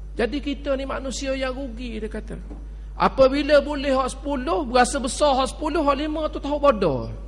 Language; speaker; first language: Malay; native; Malay